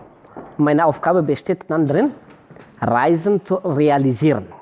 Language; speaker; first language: German; non-native, fluent; Malagasy